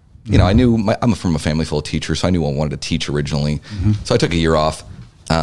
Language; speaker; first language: English; native; English